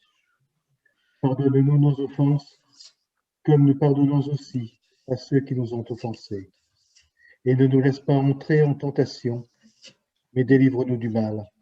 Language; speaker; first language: French; native; French